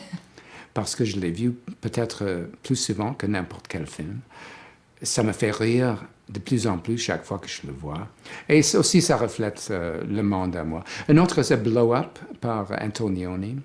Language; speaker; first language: French; non-native, fluent; English